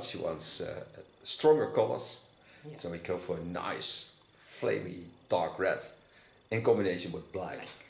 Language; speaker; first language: English; non-native, fluent; Dutch